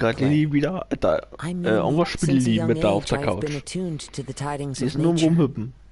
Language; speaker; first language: German; native; German